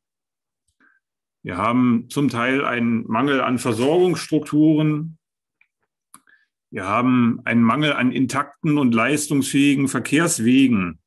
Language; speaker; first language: German; native; German